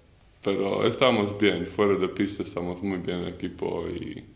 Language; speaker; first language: Spanish; non-native, learner; Latvian